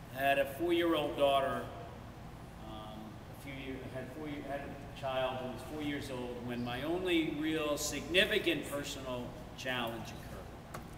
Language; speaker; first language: English; native; English